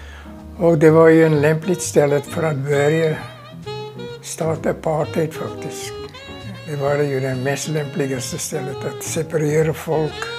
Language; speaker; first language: Swedish; non-native, fluent; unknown